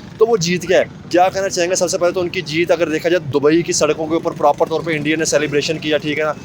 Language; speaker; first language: Urdu; native; Urdu